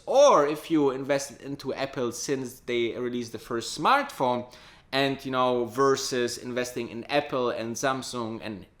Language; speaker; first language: English; non-native, fluent; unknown